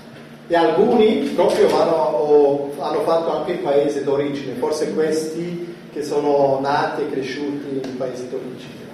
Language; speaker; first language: Italian; non-native, fluent; German